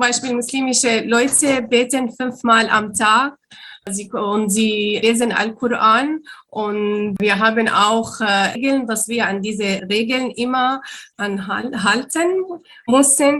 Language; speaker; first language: German; non-native, learner; Arabic